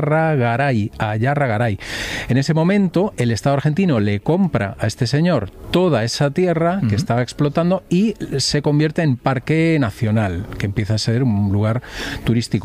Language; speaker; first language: Spanish; native; Spanish